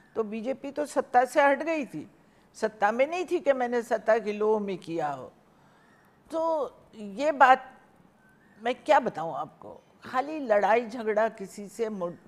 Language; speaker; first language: Hindi; native; Hindi